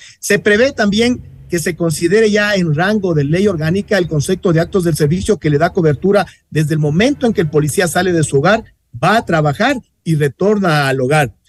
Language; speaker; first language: Spanish; native; Spanish